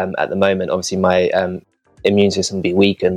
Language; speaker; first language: English; native; English